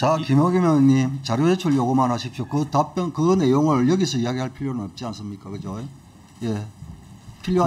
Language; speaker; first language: Korean; native; Korean